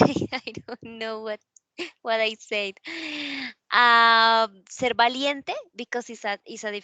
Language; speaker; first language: English; non-native, learner; Spanish